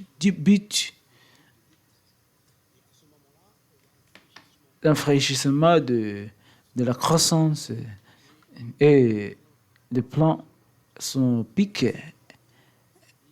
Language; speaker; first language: French; non-native, learner; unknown